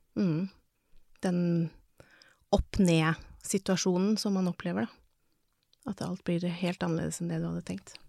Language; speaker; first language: Norwegian; native; Norwegian